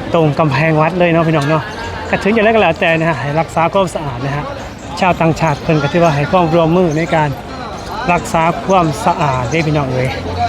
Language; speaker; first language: Thai; native; Thai